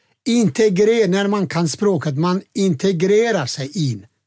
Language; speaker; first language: Swedish; non-native, fluent; Albanian